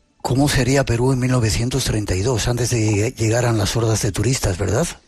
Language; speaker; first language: Spanish; native; Spanish